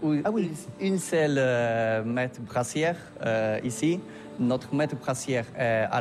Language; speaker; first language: French; non-native, learner; Polish